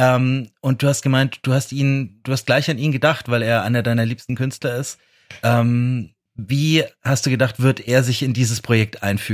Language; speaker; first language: German; native; German